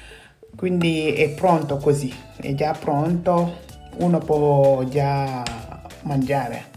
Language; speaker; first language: Italian; non-native, fluent; Wolof